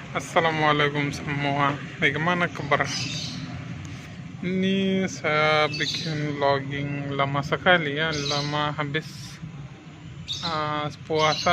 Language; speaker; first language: Indonesian; non-native, learner; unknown